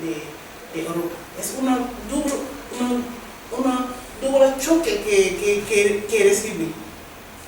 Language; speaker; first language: Spanish; non-native, learner; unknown